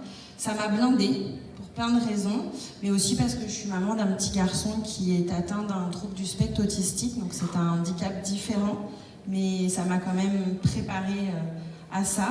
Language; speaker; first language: French; native; French